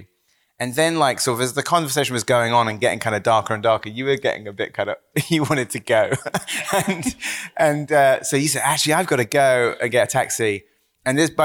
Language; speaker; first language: English; native; English